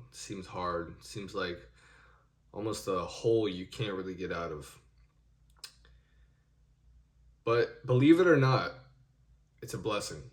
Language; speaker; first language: English; native; English